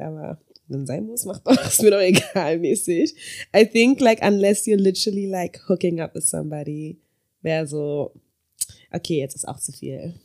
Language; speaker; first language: German; native; German